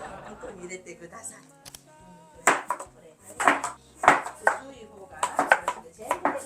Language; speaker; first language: Japanese; non-native, learner; Korean